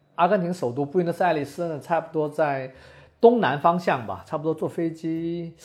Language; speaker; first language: Chinese; native; Chinese